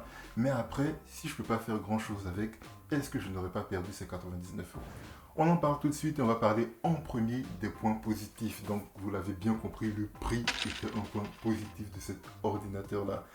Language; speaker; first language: French; native; French